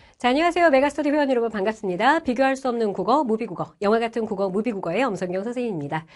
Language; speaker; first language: Korean; native; Korean